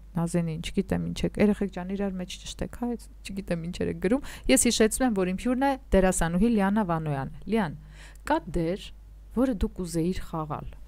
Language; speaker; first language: Armenian; native; Armenian